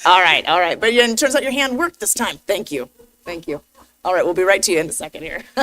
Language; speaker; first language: English; native; English